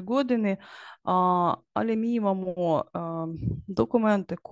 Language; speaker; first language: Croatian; non-native, learner; Ukrainian